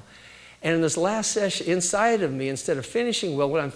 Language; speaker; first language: English; native; English